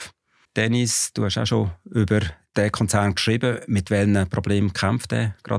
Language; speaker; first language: German; native; German